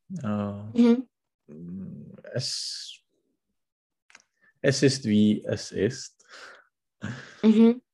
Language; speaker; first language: German; non-native, learner; Czech